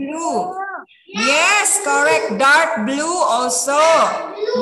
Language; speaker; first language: English; non-native, fluent; Indonesian